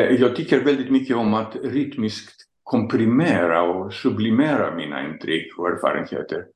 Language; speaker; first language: Swedish; non-native, fluent; Greek